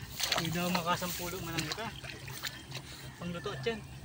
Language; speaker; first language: Filipino; native; Filipino